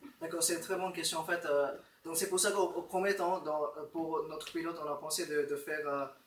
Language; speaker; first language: French; non-native, fluent; Romanian